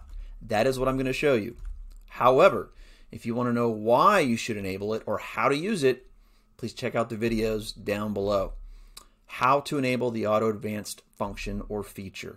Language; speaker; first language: English; native; English